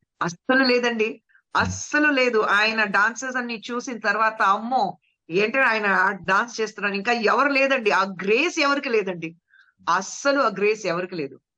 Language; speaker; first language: Telugu; non-native, local second language; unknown